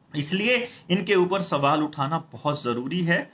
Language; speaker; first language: Hindi; native; Hindi